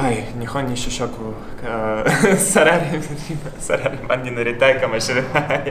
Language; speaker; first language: Japanese; non-native, learner; Russian